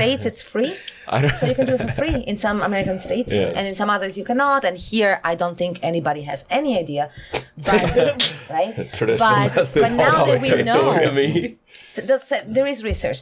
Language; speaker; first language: English; non-native, fluent; Italian